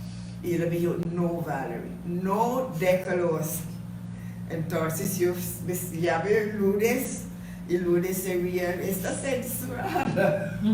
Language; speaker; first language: Spanish; non-native, fluent; English